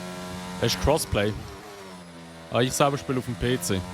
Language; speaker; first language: German; native; German